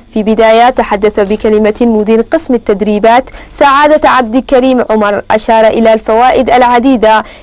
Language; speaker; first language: Arabic; non-native, local second language; Somali